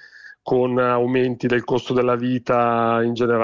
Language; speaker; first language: Italian; native; Italian